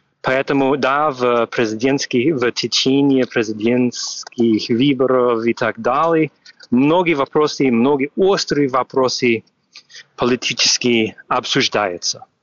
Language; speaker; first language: Russian; non-native, fluent; English